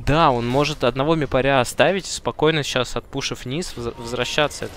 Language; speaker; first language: Russian; native; Russian